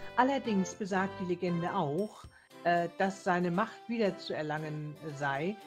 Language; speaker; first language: German; native; German